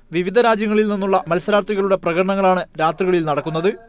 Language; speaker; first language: Malayalam; native; Malayalam